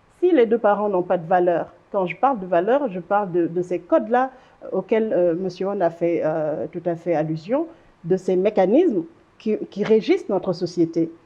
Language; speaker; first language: French; non-native, local second language; Wolof